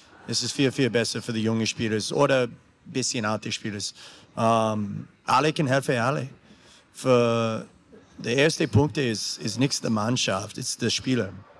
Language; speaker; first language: German; non-native, learner; English